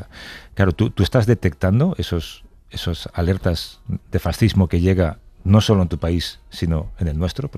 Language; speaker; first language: Spanish; native; Spanish